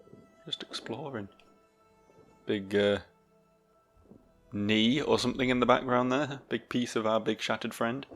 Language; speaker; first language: English; native; English